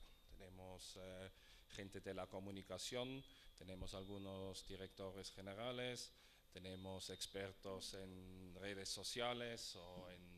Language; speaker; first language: Spanish; non-native, fluent; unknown